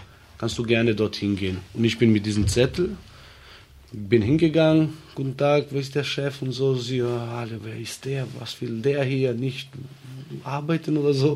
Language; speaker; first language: German; early bilingual, other home language; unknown